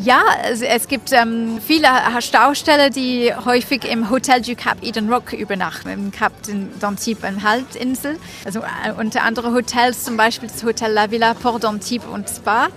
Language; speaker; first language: German; non-native, fluent; French